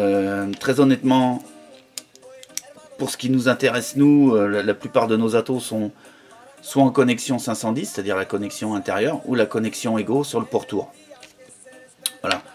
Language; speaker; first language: French; native; French